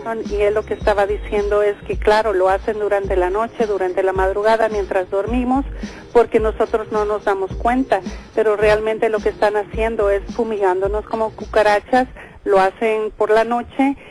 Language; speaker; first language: Spanish; native; Spanish